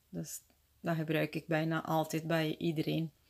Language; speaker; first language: Dutch; non-native, fluent; Spanish